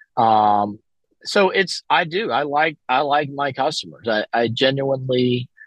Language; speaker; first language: English; native; English